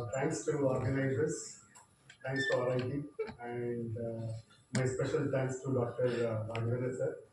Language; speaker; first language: English; non-native, local second language; Kannada